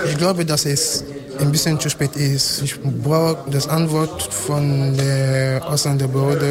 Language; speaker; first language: German; non-native, learner; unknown